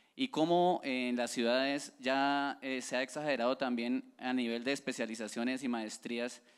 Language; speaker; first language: Spanish; native; Spanish